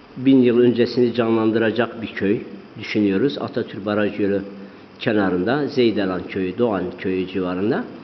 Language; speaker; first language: Turkish; non-native, local second language; Zaza